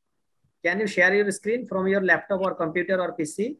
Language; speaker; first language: English; non-native, learner; Bangla